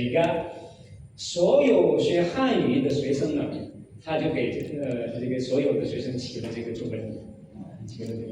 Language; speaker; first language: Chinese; non-native, fluent; Madurese